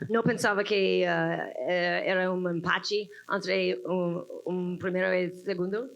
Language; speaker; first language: Portuguese; non-native, learner; English